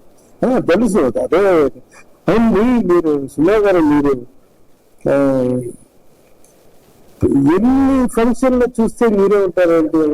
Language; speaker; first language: Telugu; non-native, learner; Tamil